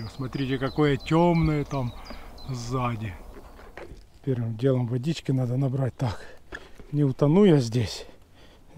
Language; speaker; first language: Russian; native; Russian